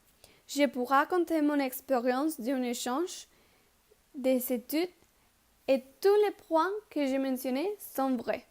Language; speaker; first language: French; non-native, learner; Spanish